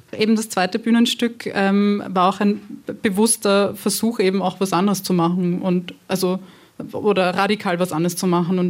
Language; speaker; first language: German; early bilingual, other home language; Croatian